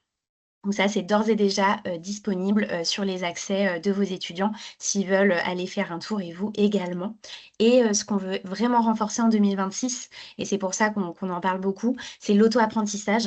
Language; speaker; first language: French; native; French